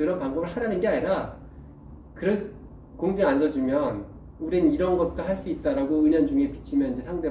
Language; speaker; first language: Korean; native; Korean